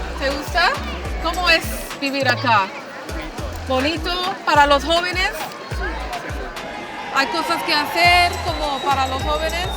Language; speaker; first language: Spanish; non-native, fluent; English